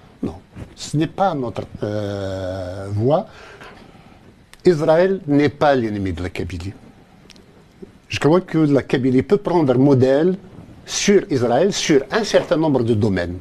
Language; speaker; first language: French; non-native, local second language; Kabyle